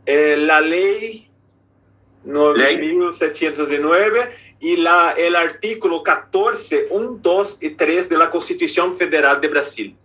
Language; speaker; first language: Spanish; non-native, fluent; Portuguese